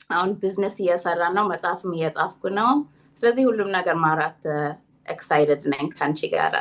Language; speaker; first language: Amharic; early bilingual, heritage; Amharic